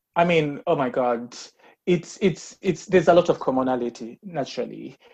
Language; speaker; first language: English; non-native, local second language; Ganda